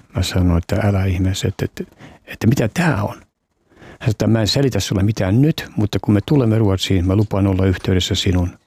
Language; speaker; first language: Finnish; native; Finnish